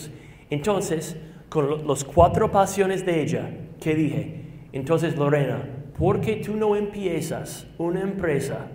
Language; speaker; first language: Spanish; non-native, fluent; English